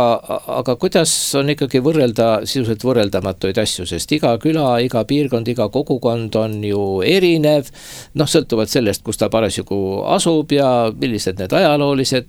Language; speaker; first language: Estonian; native; Estonian